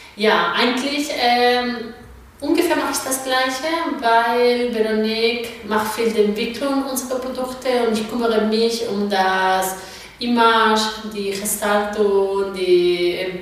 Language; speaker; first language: German; non-native, fluent; Spanish